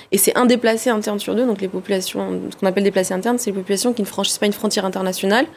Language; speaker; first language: French; early bilingual, other home language; Arabic